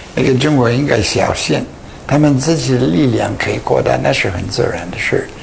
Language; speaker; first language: Chinese; non-native, fluent; English